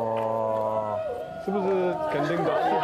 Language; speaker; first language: Chinese; non-native, fluent; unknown